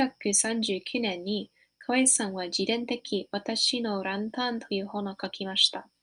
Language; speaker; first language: Japanese; non-native, learner; English